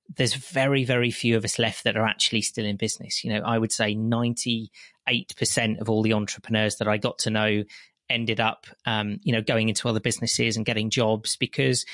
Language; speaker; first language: English; native; English